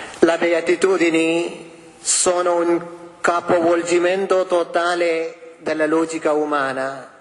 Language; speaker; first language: Italian; non-native, fluent; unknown